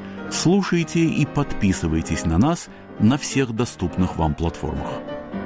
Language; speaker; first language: Russian; native; Russian